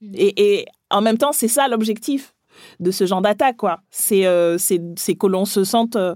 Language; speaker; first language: French; early bilingual, other home language; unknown